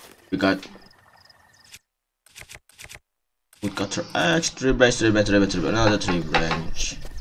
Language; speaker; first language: English; non-native, learner; Indonesian